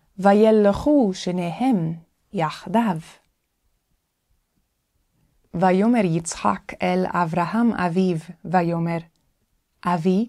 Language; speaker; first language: Hebrew; non-native, fluent; English